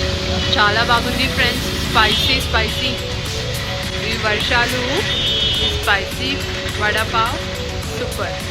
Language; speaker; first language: Telugu; non-native, local second language; Kannada